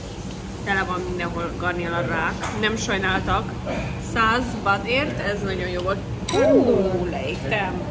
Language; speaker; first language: Hungarian; early bilingual, heritage; Hungarian